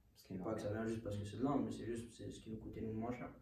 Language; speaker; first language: French; native; French